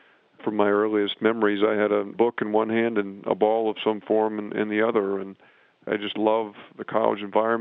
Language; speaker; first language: English; native; English